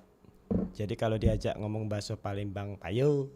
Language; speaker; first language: Indonesian; non-native, local second language; Javanese